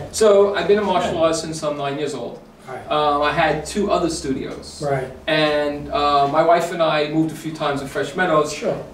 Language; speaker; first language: English; native; English